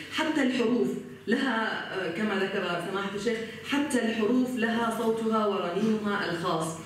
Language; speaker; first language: Arabic; early bilingual, heritage; Arabic